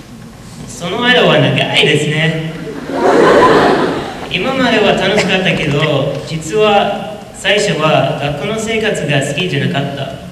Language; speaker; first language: Japanese; non-native, learner; English